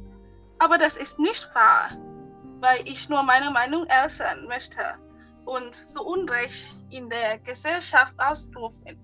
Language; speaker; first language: German; non-native, learner; Thai